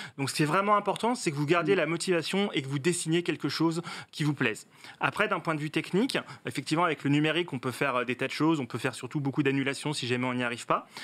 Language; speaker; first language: French; native; French